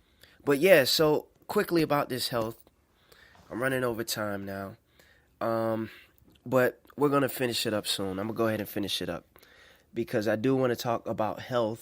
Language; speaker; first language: English; native; English